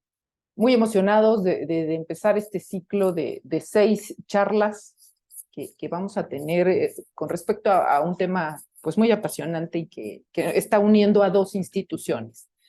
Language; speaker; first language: Spanish; native; Spanish